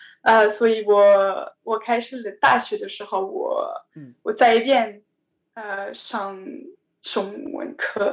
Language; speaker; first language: Chinese; non-native, learner; French